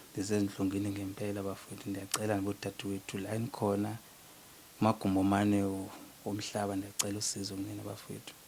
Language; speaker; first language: Zulu; non-native, local second language; Xhosa